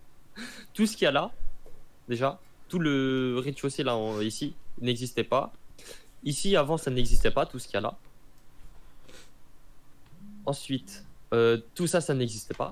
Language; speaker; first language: French; native; French